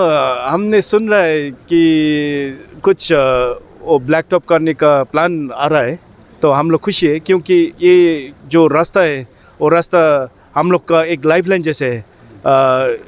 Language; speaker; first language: Hindi; non-native, fluent; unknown